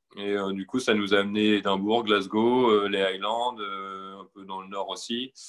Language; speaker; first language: French; native; French